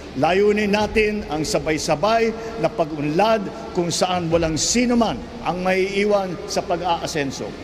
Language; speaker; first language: Filipino; native; Filipino